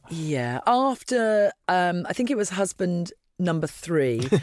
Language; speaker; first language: English; native; English